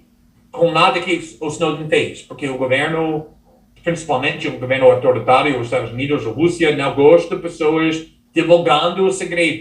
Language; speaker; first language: Portuguese; non-native, fluent; English